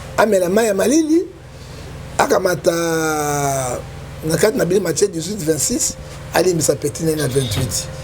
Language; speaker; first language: Lingala; native; Lingala